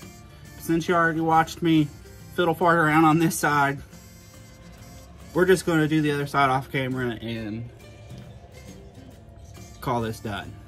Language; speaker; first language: English; native; English